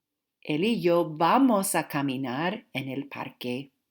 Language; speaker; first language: Spanish; non-native, fluent; English